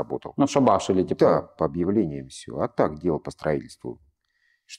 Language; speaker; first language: Russian; native; Russian